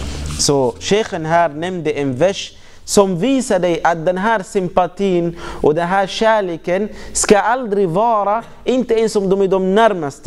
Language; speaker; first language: Swedish; non-native, fluent; Arabic